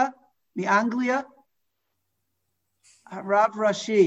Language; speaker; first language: Hebrew; non-native, fluent; English